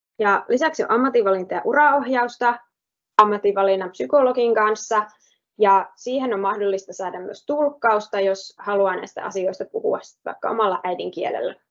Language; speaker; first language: Finnish; native; Finnish